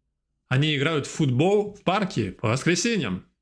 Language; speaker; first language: Russian; non-native, fluent; French